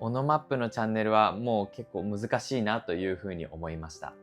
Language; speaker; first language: Japanese; native; Japanese